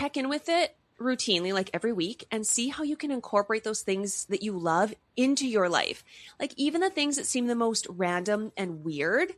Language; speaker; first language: English; native; English